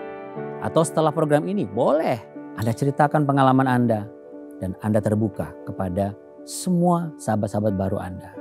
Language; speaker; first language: Indonesian; native; Indonesian